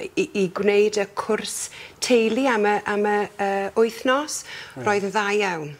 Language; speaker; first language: Welsh; non-native, learner; English